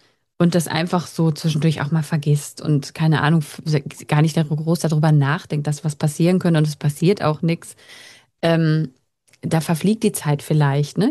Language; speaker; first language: German; native; German